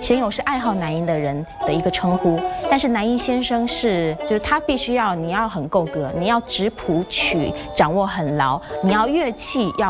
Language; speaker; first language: Chinese; native; Chinese